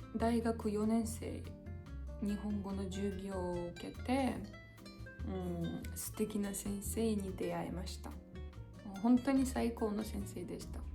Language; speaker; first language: Japanese; non-native, learner; Georgian